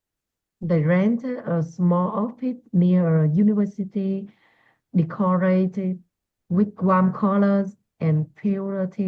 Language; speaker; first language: English; non-native, learner; Vietnamese